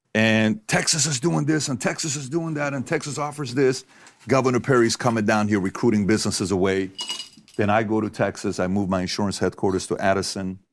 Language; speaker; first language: English; early bilingual, other home language; Persian